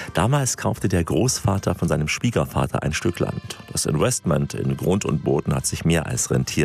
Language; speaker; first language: German; native; German